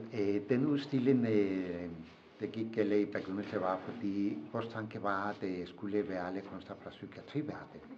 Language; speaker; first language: Danish; non-native, fluent; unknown